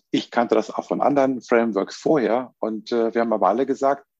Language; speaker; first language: German; non-native, fluent; Spanish